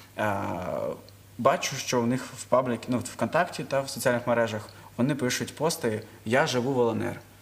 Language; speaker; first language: Ukrainian; non-native, local second language; Russian